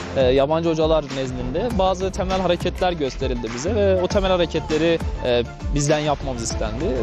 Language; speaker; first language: Turkish; native; Turkish